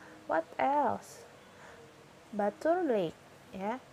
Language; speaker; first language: English; non-native, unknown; Indonesian